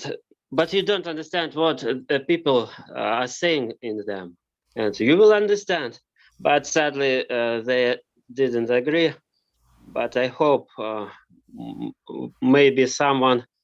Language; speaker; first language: English; non-native, learner; Russian